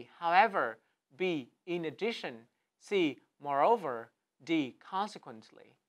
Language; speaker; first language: English; non-native, fluent; Vietnamese